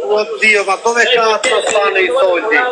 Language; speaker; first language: Italian; non-native, learner; Albanian